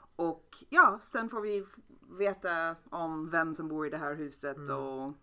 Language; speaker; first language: Swedish; non-native, fluent; English